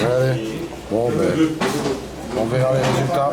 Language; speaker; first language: French; native; French